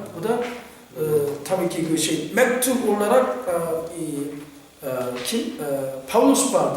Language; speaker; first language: Turkish; non-native, fluent; Korean